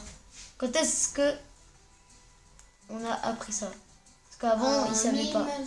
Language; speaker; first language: French; native; French